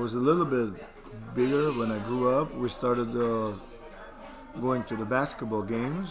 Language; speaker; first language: English; non-native, fluent; Serbian